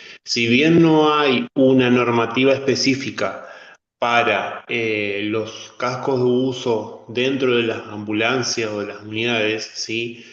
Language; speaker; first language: Spanish; native; Spanish